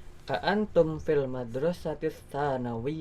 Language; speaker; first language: Arabic; non-native, learner; Indonesian